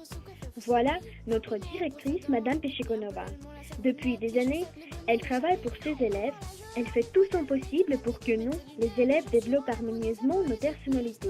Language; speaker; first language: French; non-native, fluent; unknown